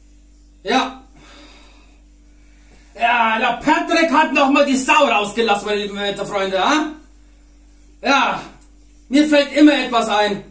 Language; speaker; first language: German; native; German